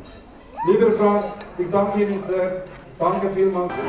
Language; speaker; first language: German; non-native, fluent; Tibetan